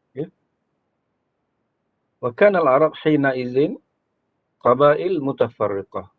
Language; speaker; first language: Arabic; non-native, fluent; Malay